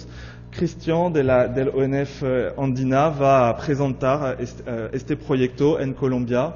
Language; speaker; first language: Spanish; non-native, fluent; French